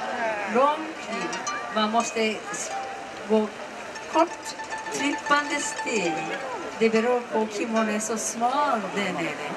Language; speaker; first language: Swedish; non-native, learner; Japanese